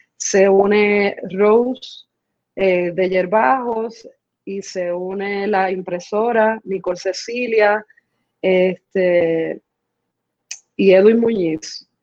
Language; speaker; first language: Spanish; early bilingual, other home language; English